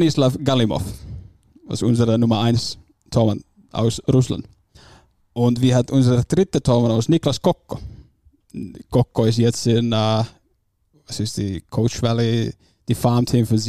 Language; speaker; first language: German; non-native, fluent; Finnish